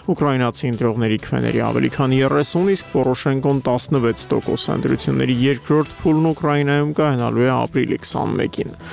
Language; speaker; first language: Armenian; native; Armenian